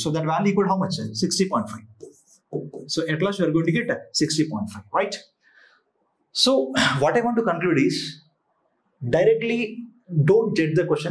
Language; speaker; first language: English; non-native, local second language; Telugu